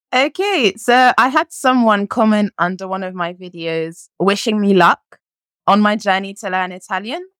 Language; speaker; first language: English; early bilingual, other home language; French